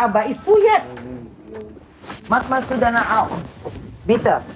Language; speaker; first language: German; non-native, learner; Indonesian